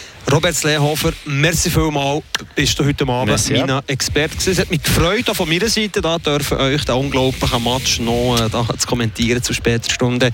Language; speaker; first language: German; native; German